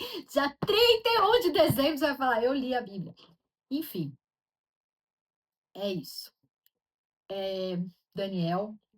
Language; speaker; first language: Portuguese; native; Portuguese